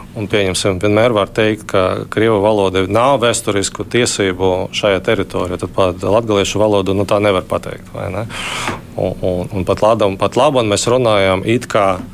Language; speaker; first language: Latvian; non-native, local second language; Russian